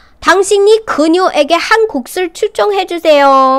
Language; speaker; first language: Korean; non-native, local second language; Chinese